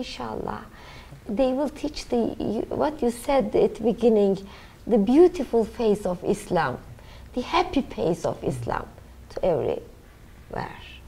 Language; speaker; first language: English; non-native, learner; Turkish